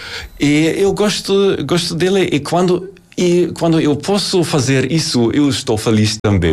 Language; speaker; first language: Portuguese; non-native, learner; German